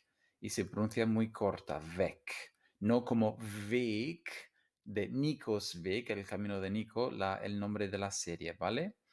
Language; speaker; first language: Spanish; non-native, fluent; English